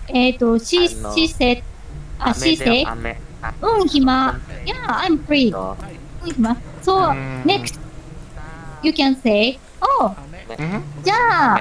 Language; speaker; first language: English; non-native, learner; Japanese